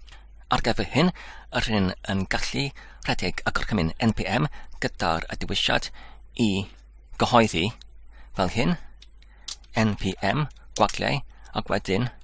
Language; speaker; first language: Welsh; non-native, fluent; English